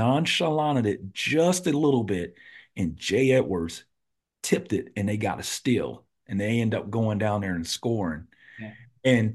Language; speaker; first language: English; native; English